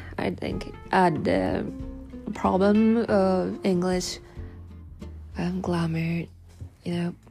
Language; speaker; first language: English; non-native, learner; Japanese